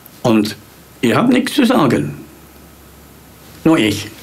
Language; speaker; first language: German; non-native, fluent; English